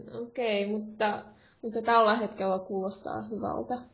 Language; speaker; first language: Finnish; non-native, fluent; Russian